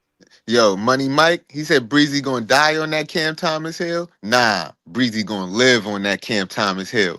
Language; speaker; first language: English; native; English